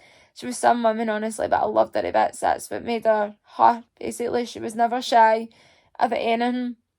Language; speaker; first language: English; native; English